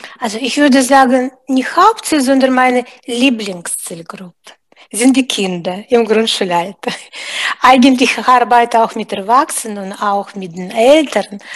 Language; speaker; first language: German; non-native, fluent; Russian